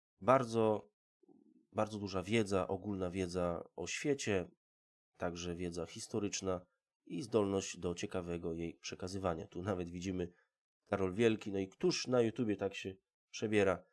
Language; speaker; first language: Polish; native; Polish